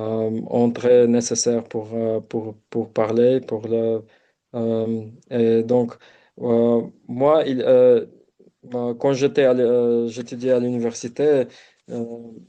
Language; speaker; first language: French; non-native, local second language; Arabic